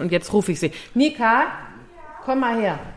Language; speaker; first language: German; native; German